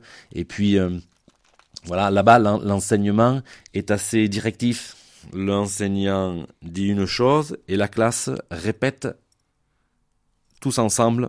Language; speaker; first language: French; native; French